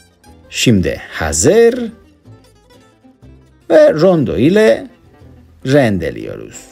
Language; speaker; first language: Turkish; non-native, learner; Spanish